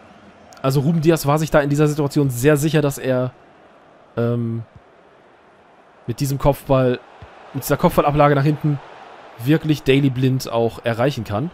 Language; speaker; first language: German; native; German